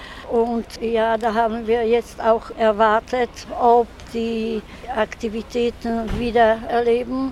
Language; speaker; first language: German; non-native, local second language; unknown